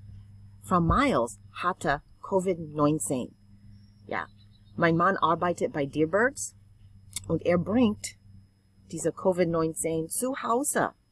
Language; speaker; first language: German; non-native, fluent; English